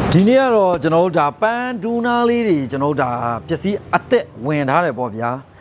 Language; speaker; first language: Burmese; non-native, local second language; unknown